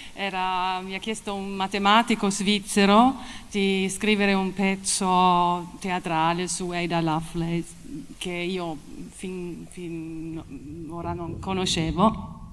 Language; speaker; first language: Italian; non-native, fluent; German